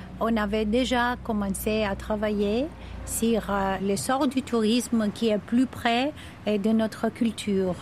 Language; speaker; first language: French; non-native, fluent; Greek